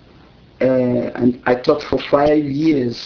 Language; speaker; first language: English; non-native, local second language; Yoruba